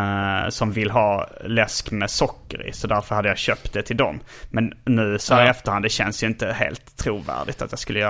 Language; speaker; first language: Swedish; native; Swedish